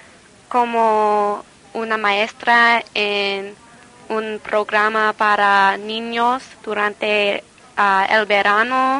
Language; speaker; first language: Spanish; non-native, learner; English